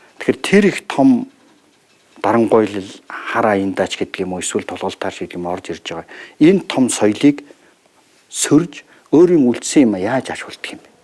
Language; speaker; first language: Mongolian; native; Mongolian